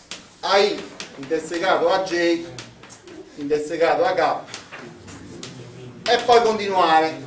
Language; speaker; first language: Italian; native; Italian